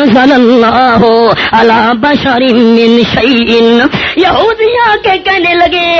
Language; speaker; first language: Urdu; non-native, local second language; Pashto